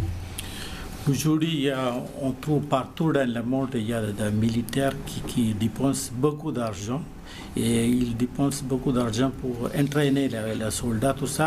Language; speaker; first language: French; non-native, learner; Malayalam